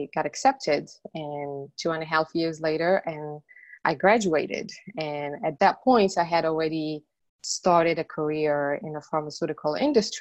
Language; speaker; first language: English; non-native, fluent; Arabic